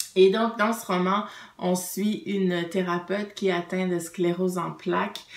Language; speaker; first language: French; native; French